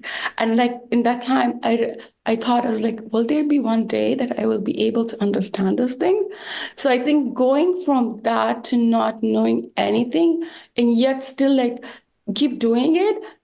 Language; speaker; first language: English; non-native, fluent; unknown